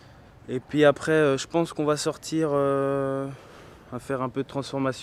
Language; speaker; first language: French; native; French